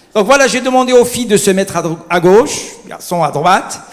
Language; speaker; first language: French; non-native, local second language; Arabic